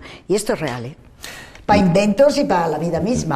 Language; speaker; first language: Spanish; native; Spanish